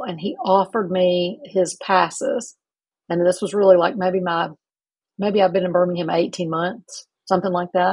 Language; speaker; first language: English; native; English